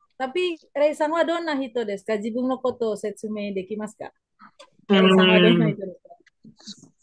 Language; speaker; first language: Japanese; non-native, learner; Indonesian